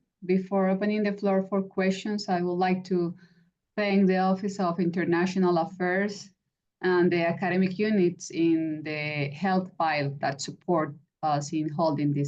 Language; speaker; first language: English; non-native, fluent; Spanish